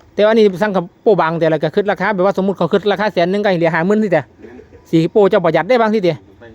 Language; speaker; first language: Thai; non-native, local second language; Lao